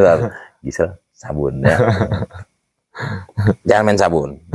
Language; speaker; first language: Indonesian; native; Indonesian